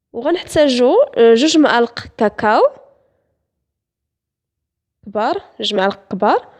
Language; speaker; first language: Arabic; native; Arabic